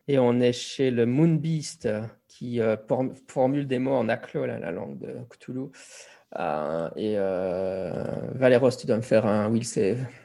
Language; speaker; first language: French; native; French